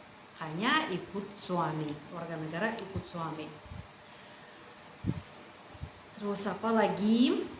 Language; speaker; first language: Indonesian; non-native, fluent; Russian